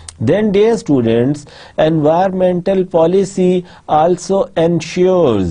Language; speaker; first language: English; non-native, local second language; Urdu